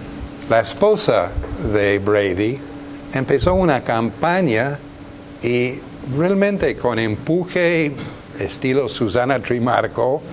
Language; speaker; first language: Spanish; non-native, fluent; English